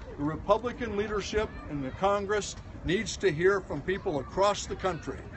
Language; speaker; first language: English; native; English